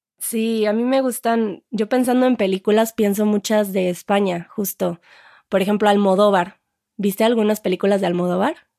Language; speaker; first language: Spanish; native; Spanish